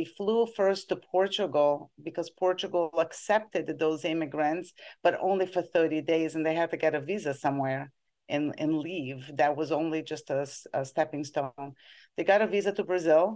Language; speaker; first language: English; non-native, fluent; Portuguese